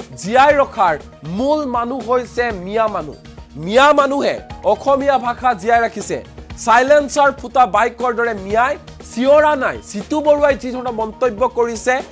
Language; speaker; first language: Assamese; native; Assamese